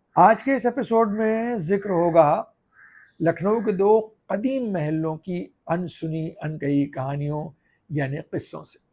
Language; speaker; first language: Urdu; native; Urdu